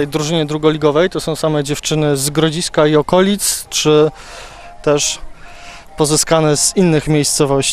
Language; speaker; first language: Polish; native; Polish